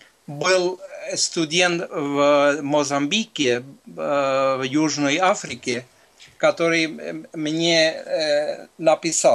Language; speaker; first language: Russian; non-native, fluent; Spanish